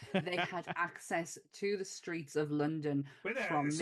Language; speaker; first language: English; native; English